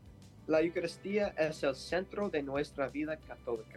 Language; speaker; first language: Spanish; non-native, learner; English